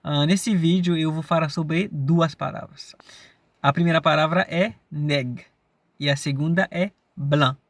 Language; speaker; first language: Portuguese; non-native, fluent; Haitian Creole